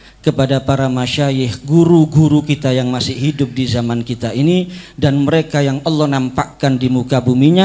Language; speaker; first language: Indonesian; native; Indonesian